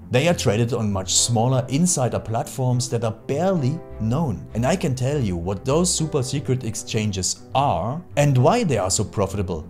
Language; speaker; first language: English; non-native, fluent; German